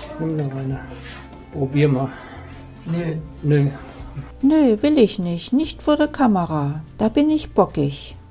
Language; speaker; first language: German; native; German